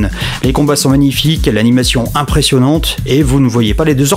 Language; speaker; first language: French; native; French